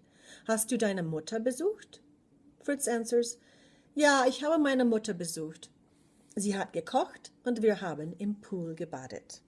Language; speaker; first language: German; non-native, fluent; English